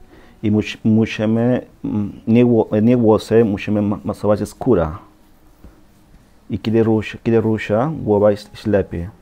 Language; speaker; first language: Polish; non-native, learner; Spanish